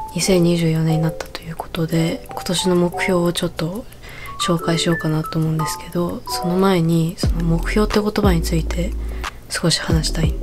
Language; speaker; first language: Japanese; early bilingual, other home language; English